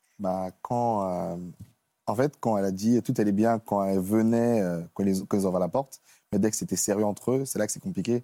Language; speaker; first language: French; native; French